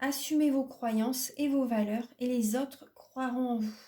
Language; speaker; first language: French; native; French